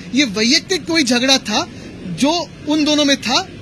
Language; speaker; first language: Hindi; non-native, local second language; Marathi